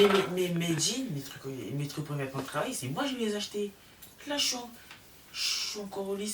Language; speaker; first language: French; native; French